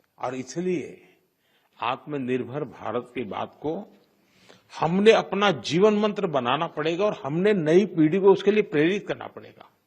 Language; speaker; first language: Hindi; non-native, local second language; Gujarati